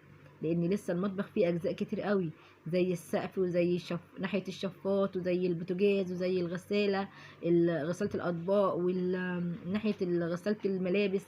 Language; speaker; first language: Arabic; native; Arabic